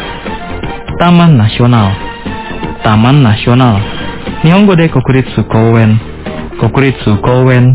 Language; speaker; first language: Japanese; non-native, fluent; Indonesian